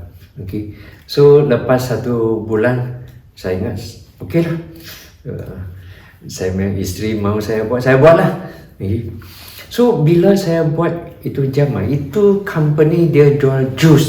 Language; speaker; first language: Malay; non-native, local second language; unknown